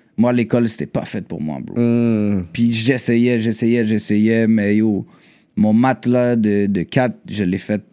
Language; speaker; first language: French; native; French